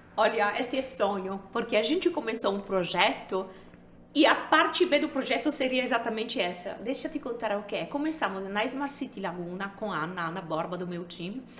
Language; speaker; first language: Portuguese; non-native, fluent; Italian